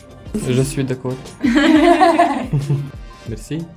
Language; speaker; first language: French; non-native, learner; Ukrainian